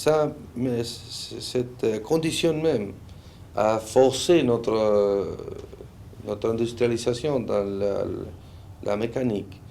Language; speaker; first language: French; non-native, fluent; Spanish